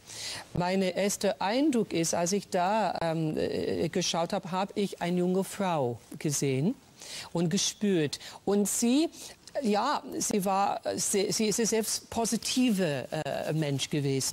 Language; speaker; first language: German; non-native, fluent; English